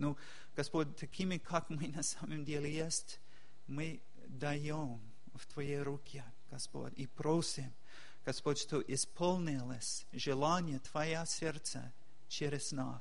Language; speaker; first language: Russian; non-native, fluent; English